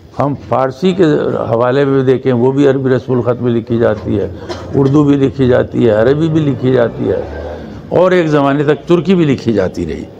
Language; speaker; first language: Urdu; native; Urdu